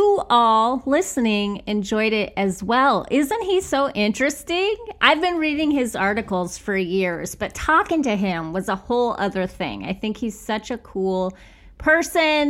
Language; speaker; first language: English; native; English